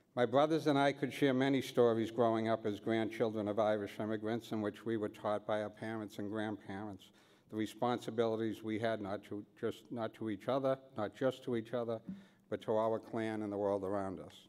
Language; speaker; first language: English; native; English